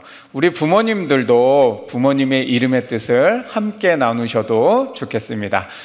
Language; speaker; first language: Korean; native; Korean